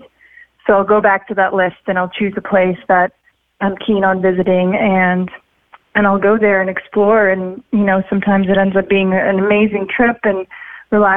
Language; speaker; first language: English; early bilingual, other home language; Russian